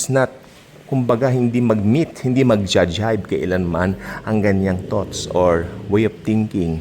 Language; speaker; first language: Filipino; native; Filipino